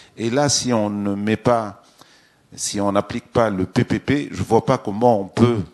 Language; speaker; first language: French; non-native, local second language; Arabic